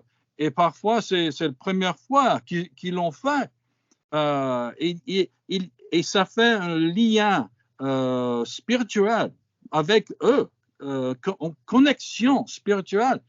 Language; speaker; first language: French; non-native, fluent; English